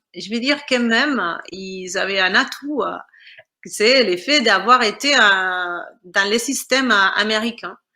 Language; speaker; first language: French; non-native, fluent; Spanish